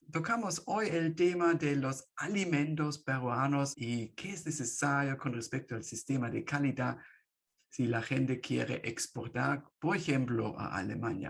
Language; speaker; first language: Spanish; non-native, fluent; German